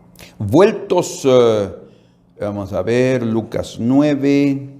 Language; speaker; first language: Spanish; native; Spanish